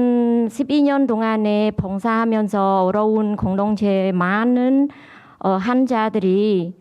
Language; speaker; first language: Korean; non-native, learner; Khmer